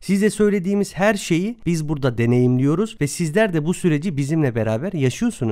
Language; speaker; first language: Turkish; native; Turkish